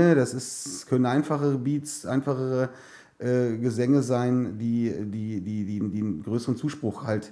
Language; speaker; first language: German; native; German